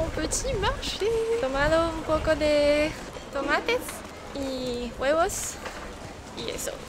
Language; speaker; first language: Spanish; early bilingual, heritage; French